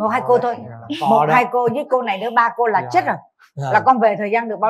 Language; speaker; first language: Vietnamese; native; Vietnamese